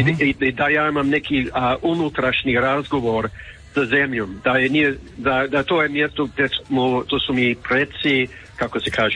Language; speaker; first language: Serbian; early bilingual, heritage; English